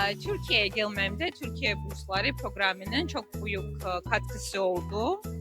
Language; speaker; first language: Turkish; non-native, fluent; Georgian